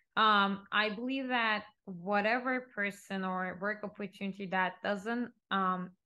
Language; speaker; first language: English; non-native, fluent; Turkish